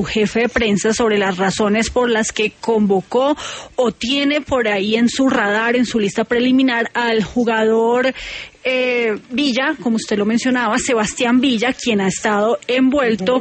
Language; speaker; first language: Spanish; native; Spanish